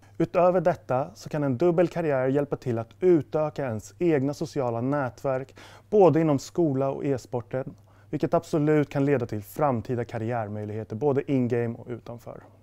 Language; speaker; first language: Swedish; native; Swedish